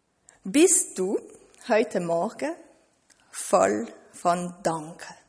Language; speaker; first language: German; non-native, fluent; French